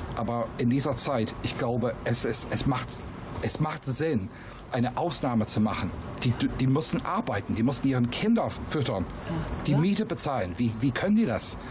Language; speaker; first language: German; non-native, fluent; English